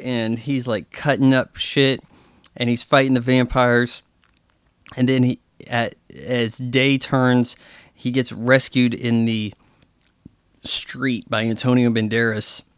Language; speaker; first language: English; native; English